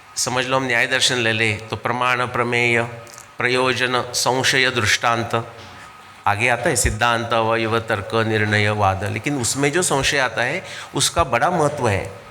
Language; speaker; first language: Hindi; non-native, local second language; Marathi